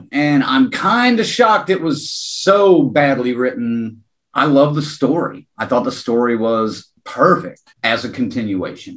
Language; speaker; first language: English; native; English